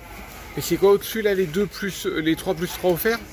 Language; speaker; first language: French; native; French